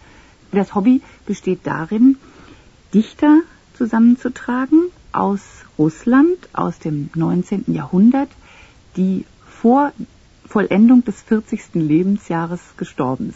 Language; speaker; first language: German; native; German